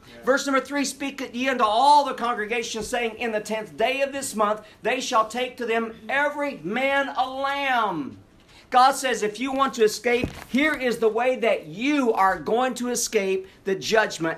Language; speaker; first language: English; native; English